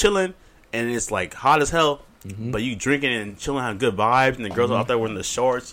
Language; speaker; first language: English; native; English